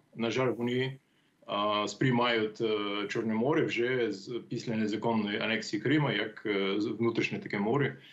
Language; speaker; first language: Ukrainian; non-native, fluent; English